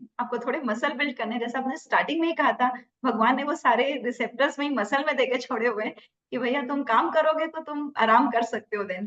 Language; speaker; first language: Hindi; native; Hindi